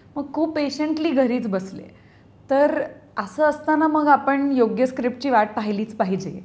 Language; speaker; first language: Marathi; native; Marathi